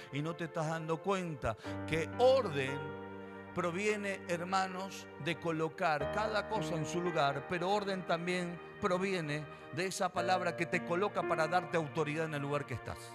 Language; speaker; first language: Spanish; native; Spanish